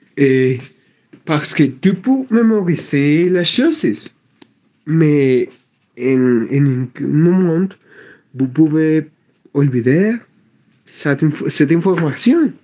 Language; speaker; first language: French; non-native, learner; Spanish